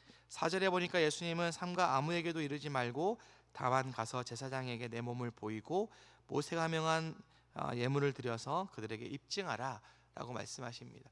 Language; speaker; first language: Korean; native; Korean